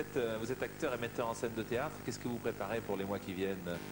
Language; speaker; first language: French; native; French